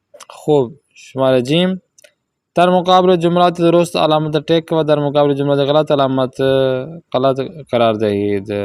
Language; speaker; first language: Persian; non-native, fluent; Urdu